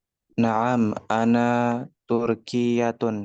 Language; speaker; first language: Arabic; non-native, learner; Indonesian